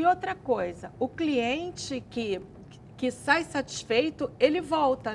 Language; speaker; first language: Portuguese; native; Portuguese